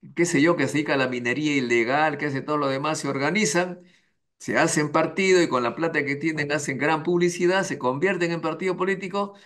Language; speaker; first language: Spanish; native; Spanish